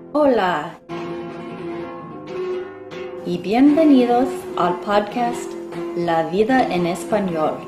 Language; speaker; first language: Spanish; non-native, fluent; English